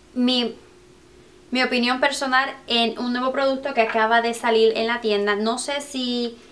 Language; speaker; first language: Spanish; early bilingual, heritage; Spanish